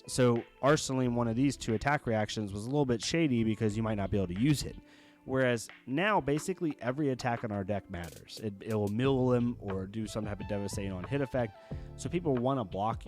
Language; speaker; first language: English; native; English